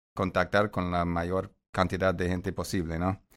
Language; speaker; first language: Spanish; non-native, fluent; English